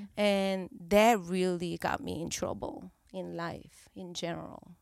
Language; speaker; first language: English; non-native, fluent; Korean